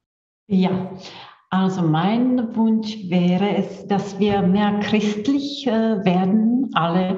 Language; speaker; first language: German; non-native, fluent; Czech